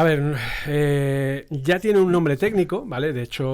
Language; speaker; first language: Spanish; native; Spanish